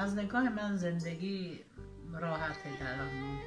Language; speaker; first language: Persian; non-native, local second language; Armenian